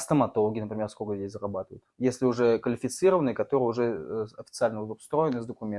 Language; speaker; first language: Russian; native; Russian